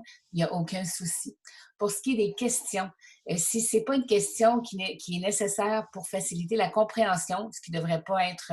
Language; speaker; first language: French; native; French